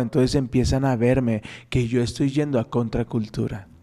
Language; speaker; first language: Spanish; native; Spanish